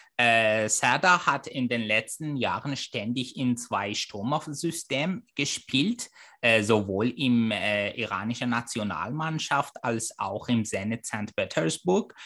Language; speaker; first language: German; non-native, fluent; Persian